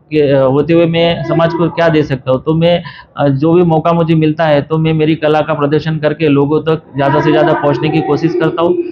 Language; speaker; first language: Hindi; non-native, local second language; Marathi